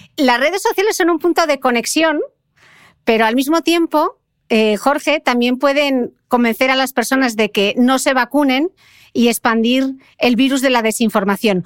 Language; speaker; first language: Spanish; native; Spanish